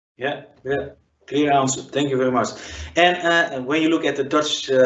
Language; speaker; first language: English; non-native, fluent; Dutch